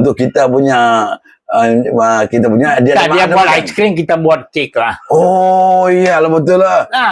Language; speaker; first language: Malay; non-native, local second language; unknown